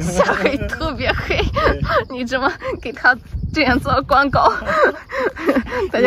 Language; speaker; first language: Chinese; non-native, fluent; Ukrainian